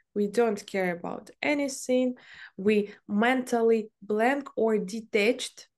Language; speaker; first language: English; non-native, fluent; Ukrainian